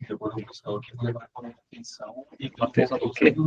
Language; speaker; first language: Portuguese; native; Portuguese